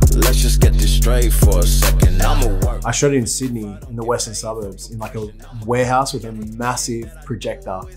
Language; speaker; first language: English; native; English